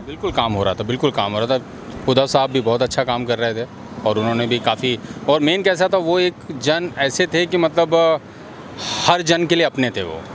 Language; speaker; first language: Hindi; native; Hindi